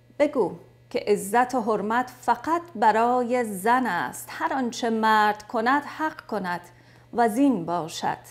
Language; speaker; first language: Persian; native; Persian